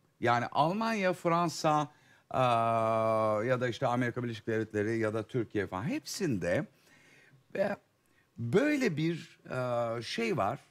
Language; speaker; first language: Turkish; native; Turkish